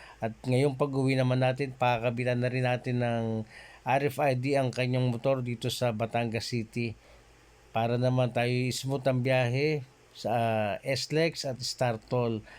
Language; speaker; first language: Filipino; native; Filipino